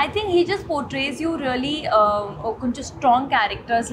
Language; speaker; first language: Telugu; non-native, learner; Hindi